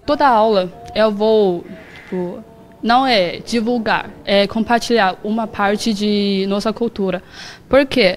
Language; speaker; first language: Portuguese; non-native, learner; Chinese